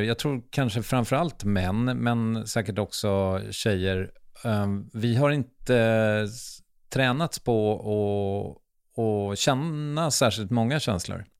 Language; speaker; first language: Swedish; native; Swedish